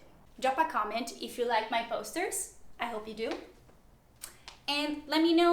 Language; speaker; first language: English; non-native, fluent; Italian